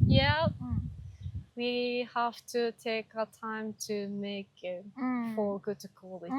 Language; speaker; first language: English; non-native, learner; Japanese